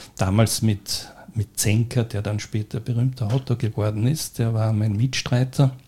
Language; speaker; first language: German; native; German